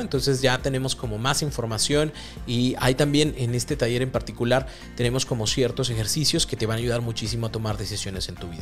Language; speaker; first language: Spanish; native; Spanish